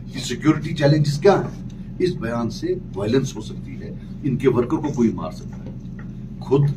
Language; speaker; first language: Urdu; non-native, local second language; Kashmiri